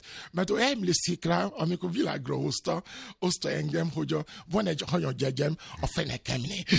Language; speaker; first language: Hungarian; non-native, fluent; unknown